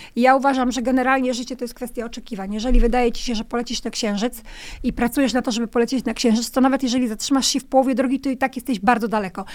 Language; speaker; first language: Polish; native; Polish